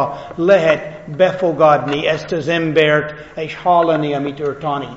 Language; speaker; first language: Hungarian; non-native, fluent; English